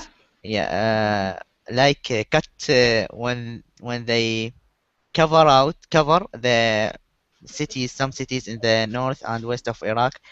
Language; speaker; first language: English; non-native, learner; Arabic